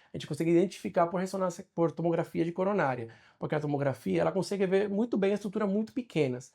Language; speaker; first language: Portuguese; non-native, fluent; Spanish